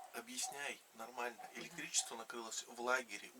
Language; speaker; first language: Russian; native; Russian